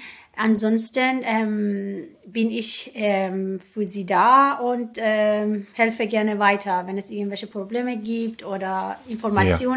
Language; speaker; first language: German; non-native, fluent; Persian